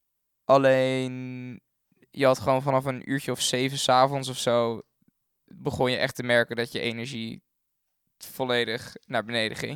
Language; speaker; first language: Dutch; native; Dutch